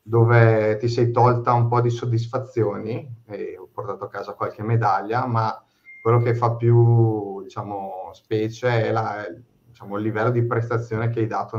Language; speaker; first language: Italian; native; Italian